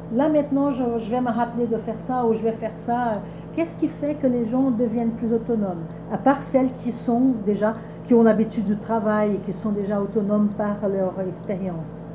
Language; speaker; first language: French; non-native, fluent; Portuguese